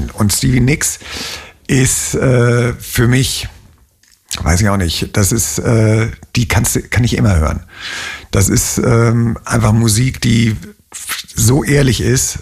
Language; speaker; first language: German; native; German